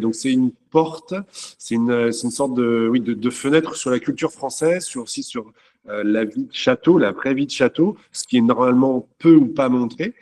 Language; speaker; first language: French; native; French